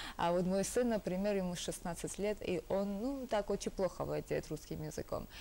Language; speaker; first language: Russian; non-native, local second language; Georgian